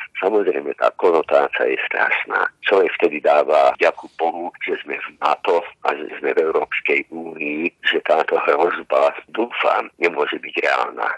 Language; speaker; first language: Slovak; non-native, local second language; Hungarian